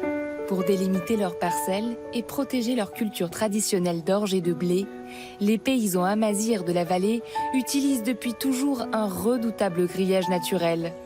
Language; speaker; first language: French; native; French